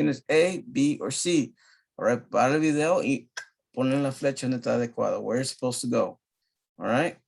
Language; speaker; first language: Spanish; early bilingual, heritage; Spanish